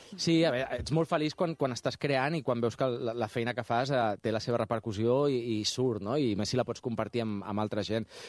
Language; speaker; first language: Catalan; native; Catalan